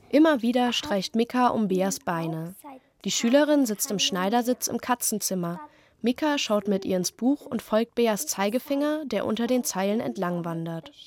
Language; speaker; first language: German; native; German